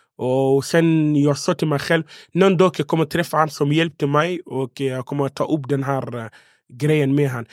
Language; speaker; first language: Swedish; non-native, fluent; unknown